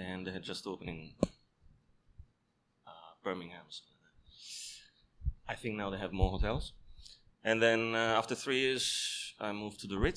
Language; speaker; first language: English; non-native, fluent; Italian